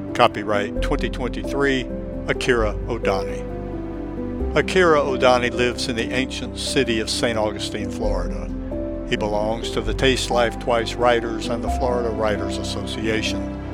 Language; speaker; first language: English; non-native, fluent; Japanese